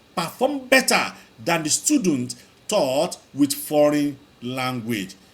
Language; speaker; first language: English; non-native, local second language; Yoruba